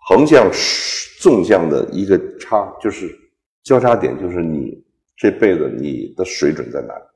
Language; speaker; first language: Chinese; native; Chinese